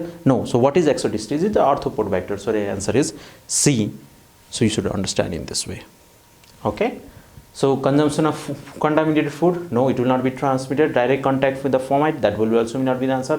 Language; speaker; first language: English; non-native, fluent; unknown